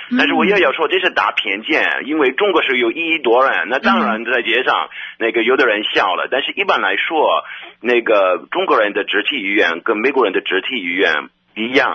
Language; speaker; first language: Chinese; non-native, fluent; English